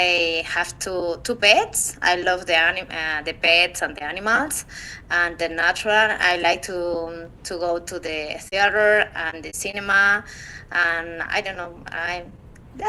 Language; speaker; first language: English; non-native, learner; Spanish